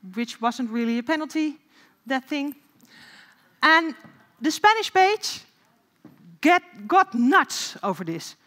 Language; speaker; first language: English; non-native, fluent; Dutch